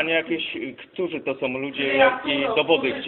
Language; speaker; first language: Polish; native; Polish